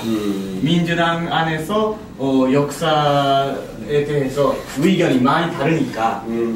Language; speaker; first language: Korean; non-native, learner; Japanese